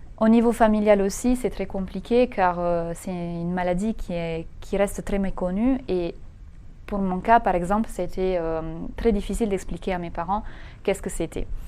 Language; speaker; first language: French; non-native, fluent; Italian